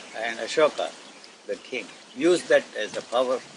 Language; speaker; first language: English; non-native, local second language; Telugu